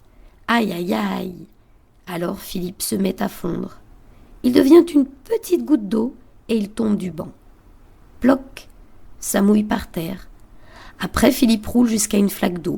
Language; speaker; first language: French; native; French